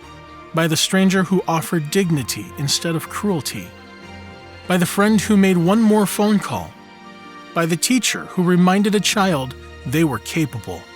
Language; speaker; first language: English; native; English